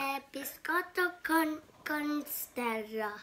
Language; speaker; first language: Italian; early bilingual, other home language; Filipino